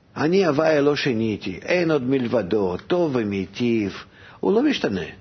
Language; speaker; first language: Hebrew; non-native, fluent; Russian